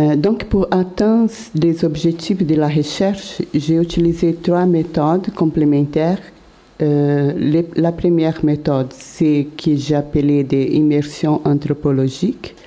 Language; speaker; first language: French; non-native, learner; Portuguese